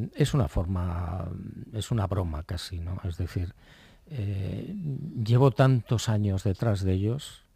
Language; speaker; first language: Spanish; native; Spanish